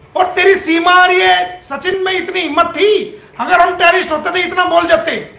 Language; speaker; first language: Hindi; native; Hindi